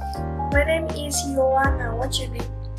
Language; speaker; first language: English; non-native, learner; Indonesian